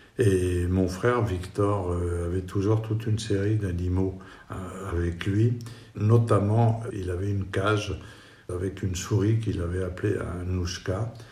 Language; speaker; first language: French; non-native, fluent; Spanish